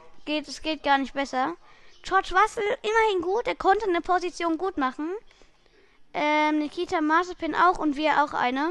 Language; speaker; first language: German; native; German